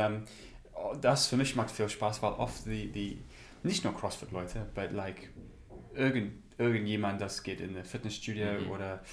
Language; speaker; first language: German; non-native, learner; English